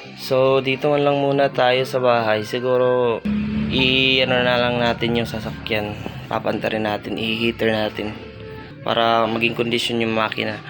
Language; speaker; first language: Filipino; non-native, local second language; Cebuano